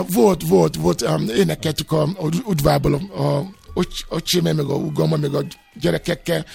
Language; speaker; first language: Hungarian; non-native, fluent; Yoruba